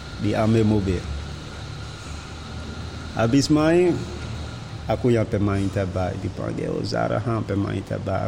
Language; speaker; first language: Indonesian; non-native, fluent; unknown